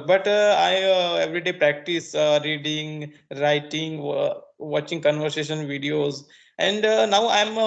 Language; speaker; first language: English; non-native, learner; Marathi